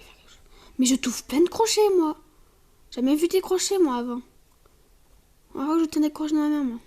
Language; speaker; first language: French; native; French